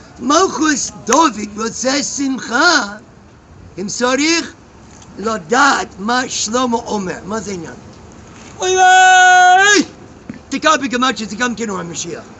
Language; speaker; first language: Hebrew; non-native, learner; English